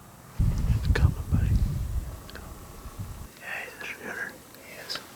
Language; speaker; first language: English; native; English